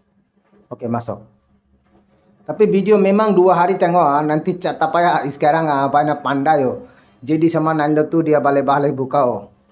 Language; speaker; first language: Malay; non-native, learner; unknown